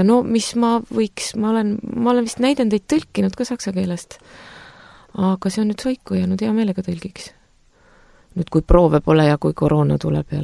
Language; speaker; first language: Estonian; native; Estonian